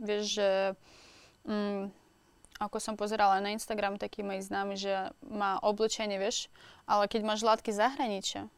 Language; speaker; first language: Slovak; non-native, learner; Russian